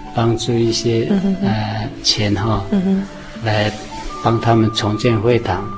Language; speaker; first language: Chinese; non-native, local second language; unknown